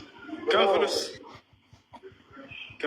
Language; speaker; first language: Arabic; non-native, learner; Amharic